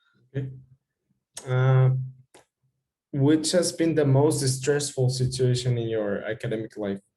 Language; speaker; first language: English; non-native, fluent; Spanish